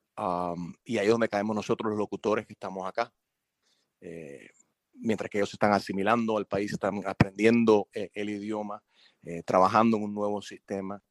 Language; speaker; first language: Spanish; early bilingual, heritage; Spanish